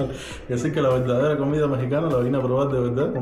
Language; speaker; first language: Spanish; native; Spanish